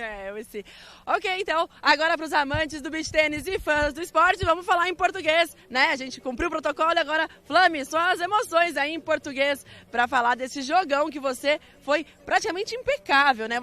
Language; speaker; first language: Portuguese; native; Portuguese